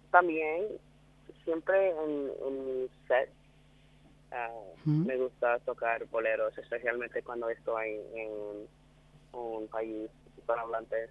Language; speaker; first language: Spanish; non-native, learner; English